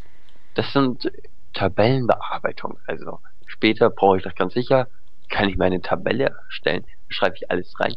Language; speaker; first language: German; native; German